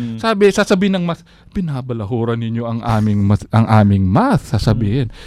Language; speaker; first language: Filipino; non-native, local second language; Iloko